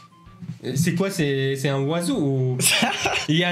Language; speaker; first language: French; non-native, learner; Mongolian